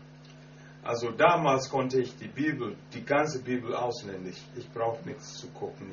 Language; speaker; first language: German; non-native, fluent; Akan